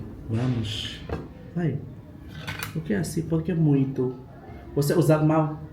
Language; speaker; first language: Portuguese; non-native, learner; Filipino